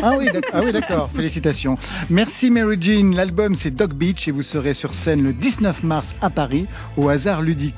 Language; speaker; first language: French; native; French